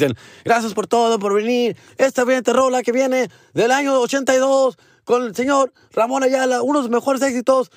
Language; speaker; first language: Spanish; early bilingual, other home language; English